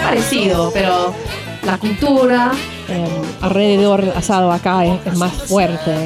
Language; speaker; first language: Spanish; non-native, learner; English